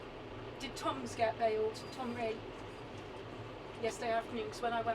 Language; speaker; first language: English; native; English